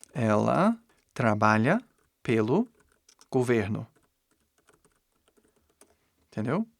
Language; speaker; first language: Portuguese; non-native, fluent; English